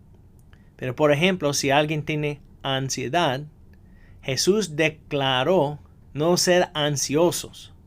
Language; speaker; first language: Spanish; non-native, fluent; English